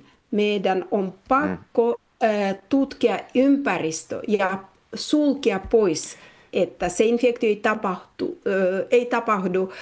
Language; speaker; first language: Finnish; non-native, fluent; Russian